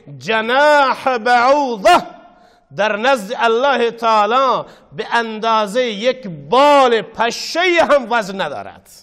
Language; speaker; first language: Persian; non-native, local second language; Baluchi